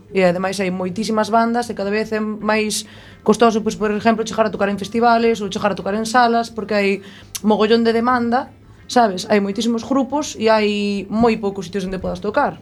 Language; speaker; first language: Galician; non-native, local second language; Spanish